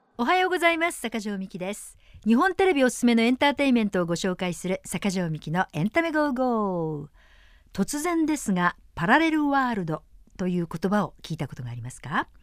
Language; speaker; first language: Japanese; native; Japanese